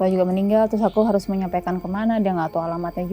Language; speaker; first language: Indonesian; native; Indonesian